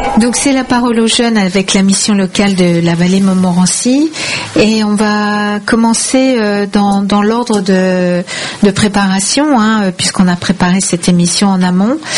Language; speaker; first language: French; native; French